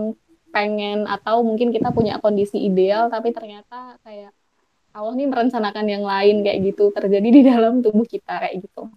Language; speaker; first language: Indonesian; native; Indonesian